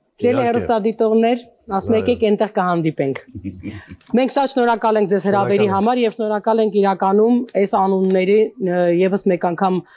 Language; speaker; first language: Armenian; native; Armenian